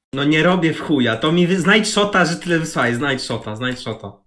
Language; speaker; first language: Polish; native; Polish